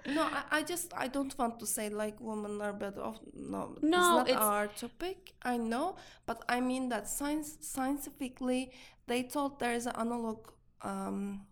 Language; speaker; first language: English; non-native, learner; Turkish